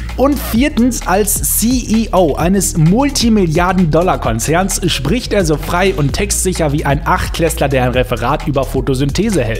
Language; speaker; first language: German; native; German